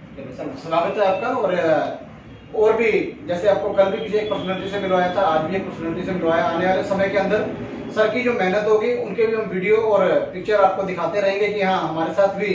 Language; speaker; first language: Hindi; native; Hindi